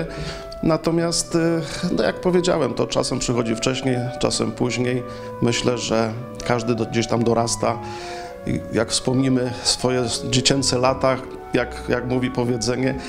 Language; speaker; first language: Polish; native; Polish